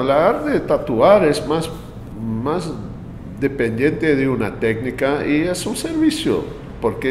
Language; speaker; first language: Spanish; non-native, fluent; English